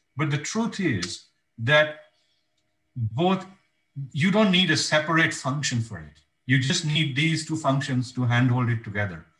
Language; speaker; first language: English; non-native, local second language; Bangla